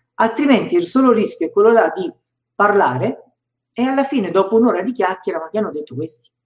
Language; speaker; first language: Italian; native; Italian